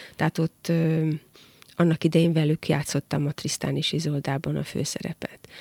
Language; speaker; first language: Hungarian; native; Hungarian